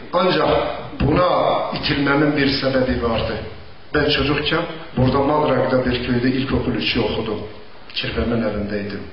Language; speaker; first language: Turkish; non-native, local second language; Zaza